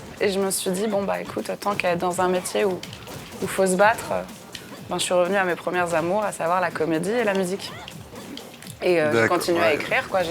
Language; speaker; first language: French; native; French